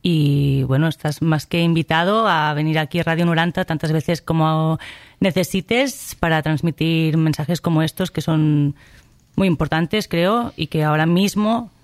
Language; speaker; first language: Spanish; non-native, local second language; Catalan